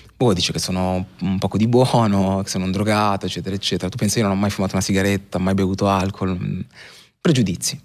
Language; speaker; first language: Italian; early bilingual, other home language; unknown